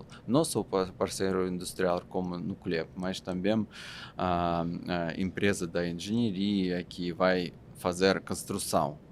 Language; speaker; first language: Portuguese; non-native, fluent; Russian